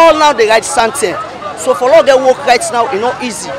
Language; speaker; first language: English; non-native, local second language; Krio